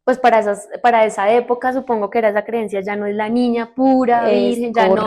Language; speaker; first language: Spanish; native; Spanish